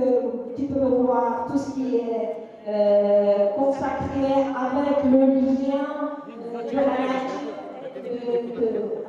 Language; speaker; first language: French; non-native, learner; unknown